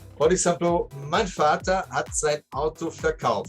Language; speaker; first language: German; non-native, fluent; Portuguese